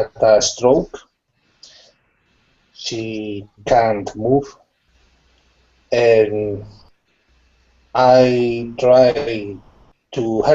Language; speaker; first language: English; non-native, learner; Spanish